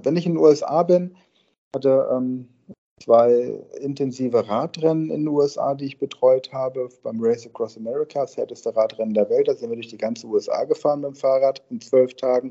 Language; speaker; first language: German; native; German